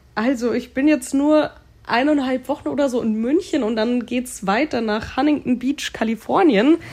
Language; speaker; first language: German; native; German